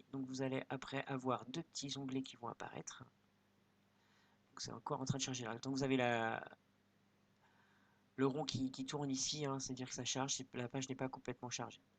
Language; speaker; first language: French; native; French